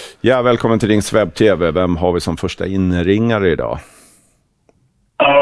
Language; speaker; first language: Swedish; native; Swedish